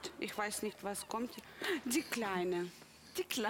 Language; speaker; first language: German; non-native, fluent; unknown